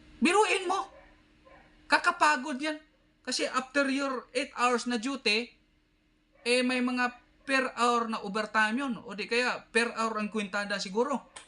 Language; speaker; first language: Filipino; non-native, local second language; Cebuano